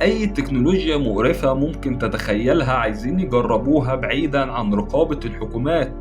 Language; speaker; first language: Arabic; native; Arabic